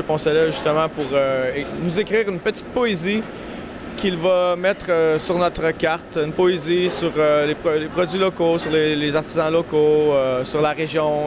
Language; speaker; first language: French; native; French